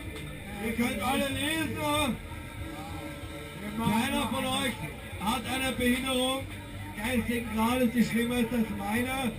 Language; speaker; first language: German; native; German